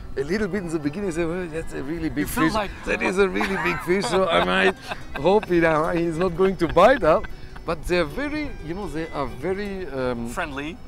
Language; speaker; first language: English; non-native, fluent; German